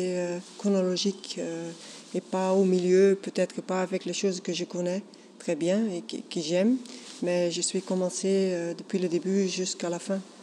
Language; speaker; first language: French; non-native, local second language; Dutch